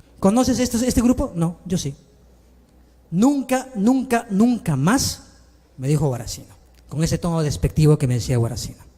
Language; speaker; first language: Spanish; native; Spanish